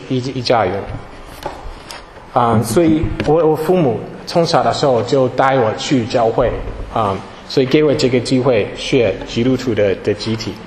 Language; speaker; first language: Chinese; non-native, fluent; English